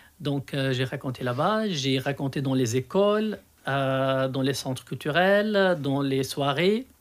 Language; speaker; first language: French; non-native, local second language; Arabic